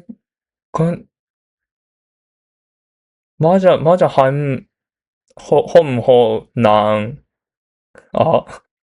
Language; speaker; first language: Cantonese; non-native, learner; Japanese